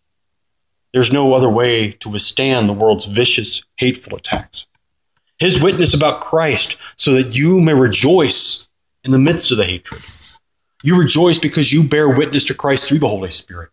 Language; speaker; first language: English; native; English